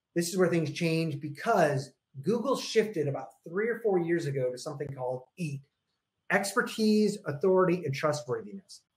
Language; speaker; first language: English; native; English